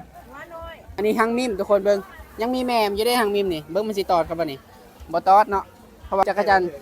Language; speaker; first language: Thai; non-native, local second language; Northeastern Thai